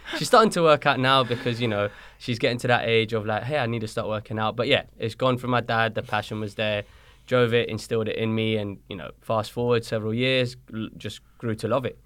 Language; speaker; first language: English; early bilingual, other home language; Spanish